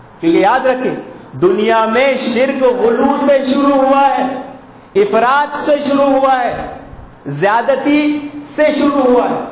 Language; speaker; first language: Urdu; native; Urdu